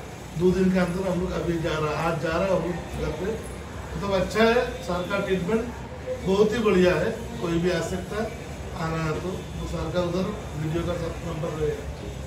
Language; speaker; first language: Hindi; non-native, local second language; Assamese